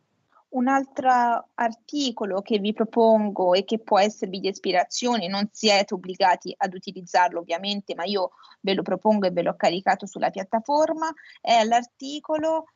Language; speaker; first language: Italian; native; Italian